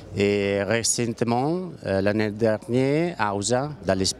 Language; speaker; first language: French; non-native, learner; Italian